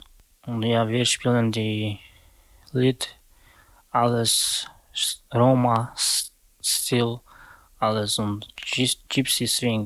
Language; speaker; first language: German; non-native, learner; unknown